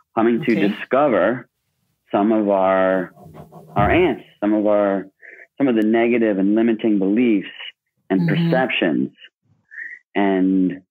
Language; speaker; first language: English; native; English